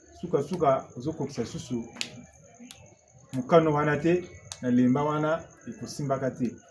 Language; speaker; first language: Lingala; non-native, local second language; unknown